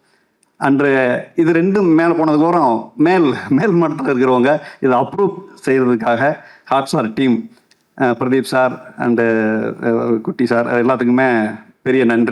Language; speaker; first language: Tamil; native; Tamil